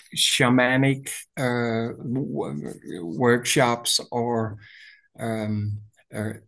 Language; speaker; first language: English; non-native, fluent; Danish